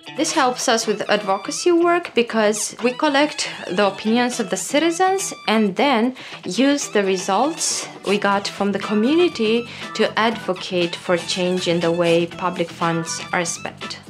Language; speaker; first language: English; non-native, fluent; Romanian